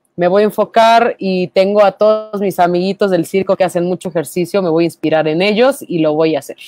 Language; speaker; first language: Spanish; native; Spanish